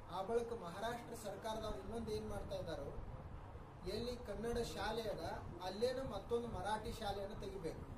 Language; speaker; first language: Kannada; native; Kannada